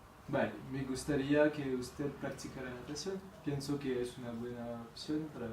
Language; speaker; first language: Spanish; non-native, learner; French